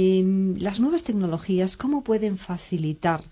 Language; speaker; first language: Spanish; native; Spanish